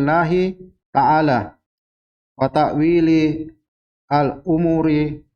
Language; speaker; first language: Arabic; non-native, learner; Indonesian